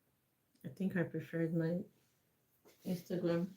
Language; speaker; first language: English; non-native, fluent; French